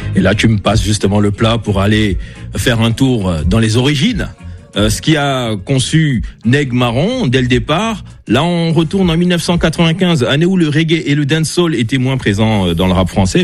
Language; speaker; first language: French; native; French